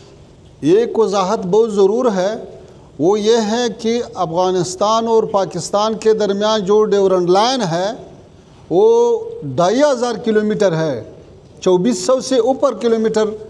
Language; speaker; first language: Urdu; non-native, learner; Pashto